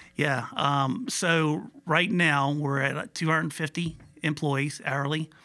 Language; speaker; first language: English; native; English